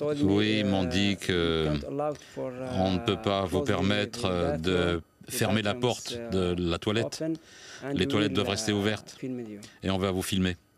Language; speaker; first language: French; non-native, local second language; Arabic